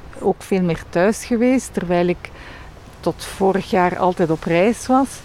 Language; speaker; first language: Dutch; non-native, local second language; French